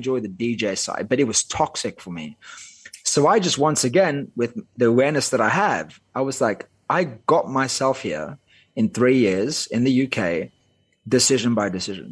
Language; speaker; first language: English; non-native, local second language; Afrikaans